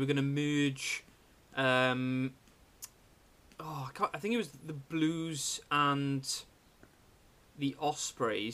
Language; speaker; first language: English; native; English